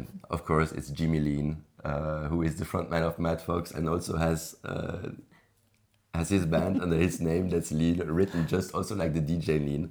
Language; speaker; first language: English; non-native, fluent; French